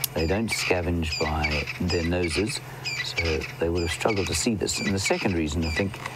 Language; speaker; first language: English; native; English